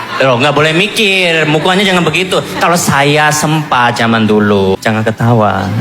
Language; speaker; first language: Indonesian; non-native, fluent; Korean